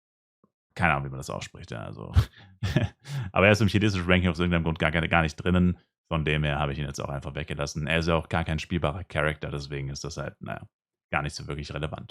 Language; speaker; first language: German; native; German